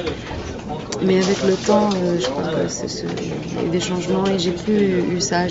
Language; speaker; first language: French; non-native, fluent; Arabic